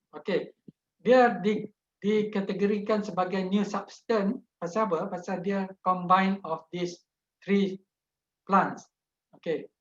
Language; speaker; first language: Malay; native; Malay